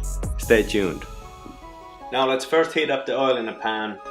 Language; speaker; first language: English; non-native, fluent; Finnish